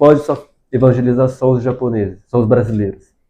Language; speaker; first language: Portuguese; native; Portuguese